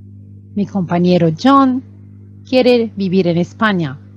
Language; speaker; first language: Spanish; non-native, fluent; Arabic